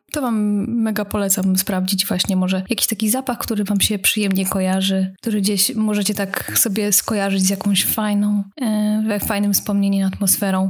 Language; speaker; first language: Polish; native; Polish